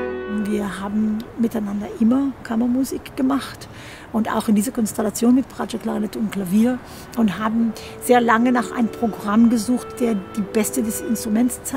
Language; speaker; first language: German; non-native, fluent; Hebrew